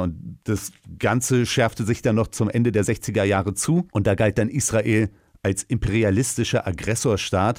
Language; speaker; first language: German; native; German